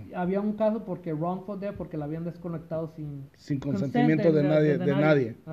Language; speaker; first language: Spanish; early bilingual, heritage; Spanish